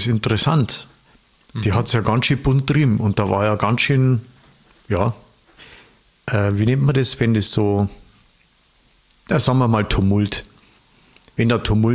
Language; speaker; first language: German; native; German